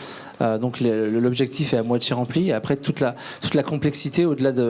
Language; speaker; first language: French; native; French